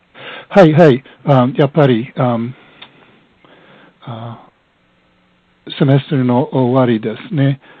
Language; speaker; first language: Japanese; non-native, learner; English